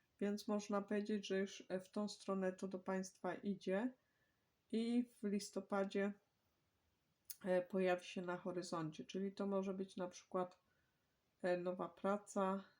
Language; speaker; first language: Polish; native; Polish